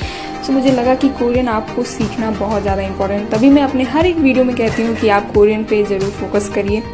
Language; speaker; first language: Hindi; native; Hindi